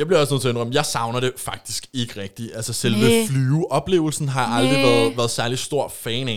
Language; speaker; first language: Danish; native; Danish